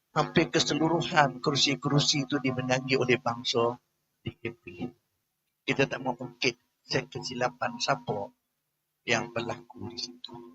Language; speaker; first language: Malay; native; Malay